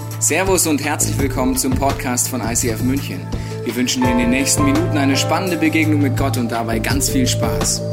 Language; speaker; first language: German; native; German